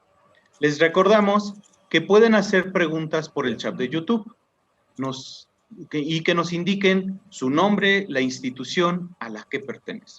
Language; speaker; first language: Spanish; native; Spanish